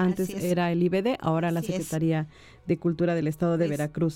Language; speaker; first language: Spanish; native; Spanish